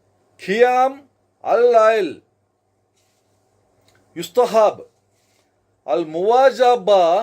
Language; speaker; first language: Arabic; non-native, learner; Telugu